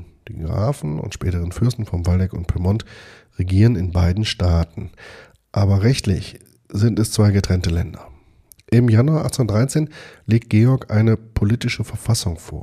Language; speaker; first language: German; native; German